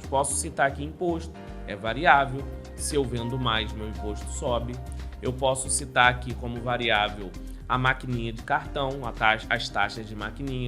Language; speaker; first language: Portuguese; native; Portuguese